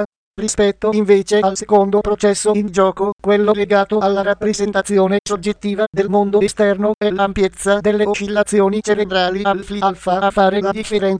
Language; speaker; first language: Italian; native; Italian